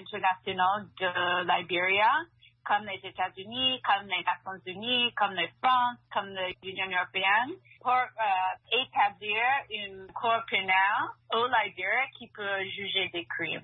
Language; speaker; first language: French; non-native, fluent; English